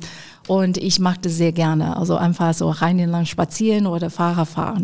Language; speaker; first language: German; non-native, fluent; Chinese